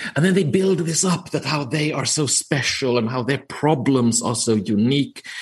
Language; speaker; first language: English; non-native, fluent; Finnish